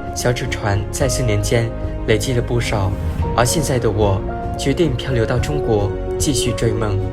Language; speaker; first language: Chinese; non-native, fluent; Vietnamese